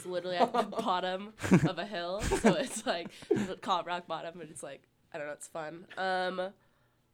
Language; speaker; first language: English; native; English